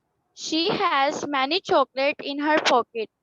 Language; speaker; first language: English; non-native, learner; Urdu